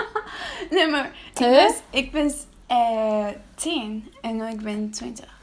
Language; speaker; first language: Dutch; non-native, learner; Spanish